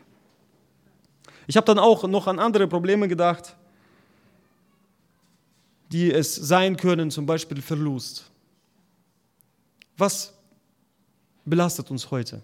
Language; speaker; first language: German; non-native, fluent; Russian